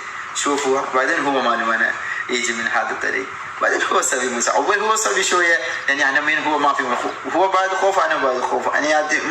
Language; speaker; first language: Arabic; non-native, learner; Malayalam